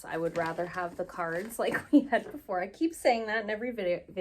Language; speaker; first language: English; native; English